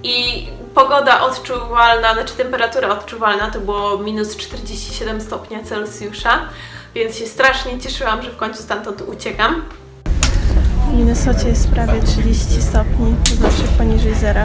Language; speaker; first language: Polish; native; Polish